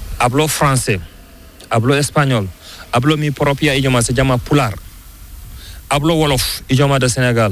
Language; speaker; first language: Spanish; non-native, learner; Fula